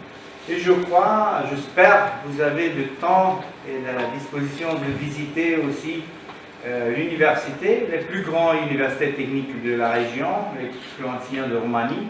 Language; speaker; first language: French; non-native, learner; Romanian